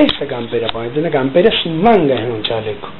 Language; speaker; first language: Spanish; native; Spanish